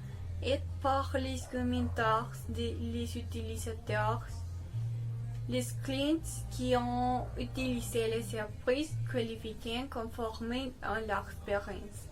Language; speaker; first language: French; non-native, learner; Spanish